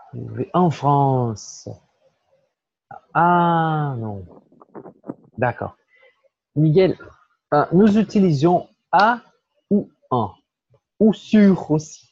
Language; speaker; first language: French; non-native, fluent; Portuguese